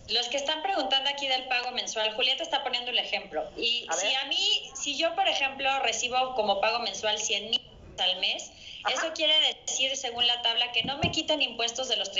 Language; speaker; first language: Spanish; native; Spanish